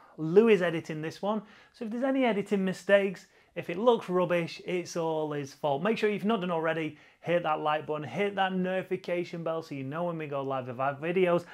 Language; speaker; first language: English; native; English